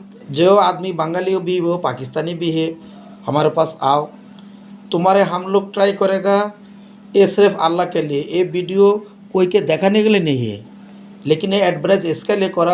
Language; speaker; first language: Hindi; non-native, fluent; Bangla